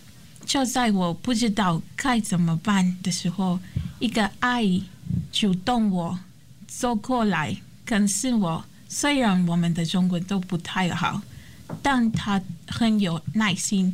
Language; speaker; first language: Chinese; non-native, learner; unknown